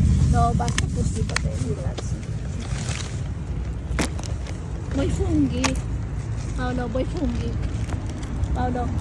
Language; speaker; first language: Italian; non-native, learner; Filipino